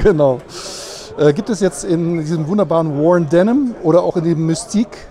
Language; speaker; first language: German; native; German